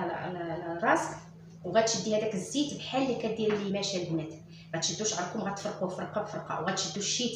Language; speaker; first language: Arabic; native; Arabic